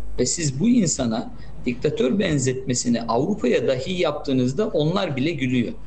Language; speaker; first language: Turkish; native; Turkish